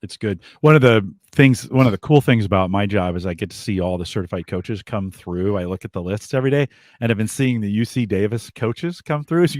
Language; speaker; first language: English; native; English